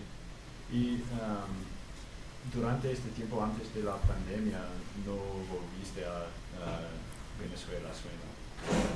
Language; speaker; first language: Spanish; non-native, fluent; English